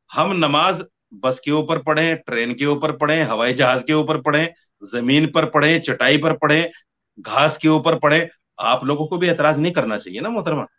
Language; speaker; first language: Hindi; native; Hindi